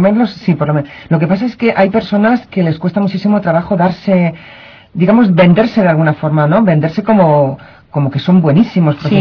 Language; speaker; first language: Spanish; native; Spanish